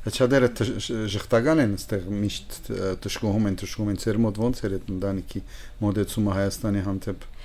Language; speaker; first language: Armenian; early bilingual, heritage; Armenian